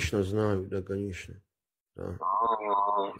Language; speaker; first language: Russian; non-native, local second language; Abkhazian